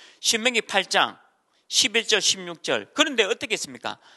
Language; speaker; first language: Korean; native; Korean